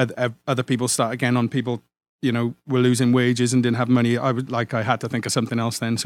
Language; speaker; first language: English; native; English